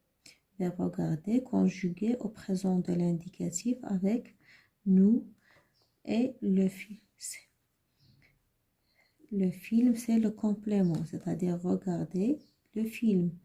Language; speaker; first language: French; non-native, learner; Arabic